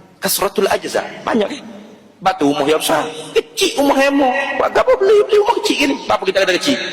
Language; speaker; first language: Malay; native; Malay